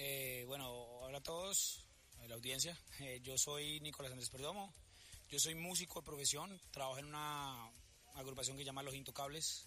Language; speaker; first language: Spanish; native; Spanish